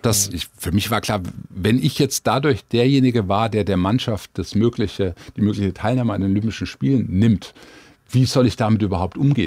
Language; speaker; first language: German; native; German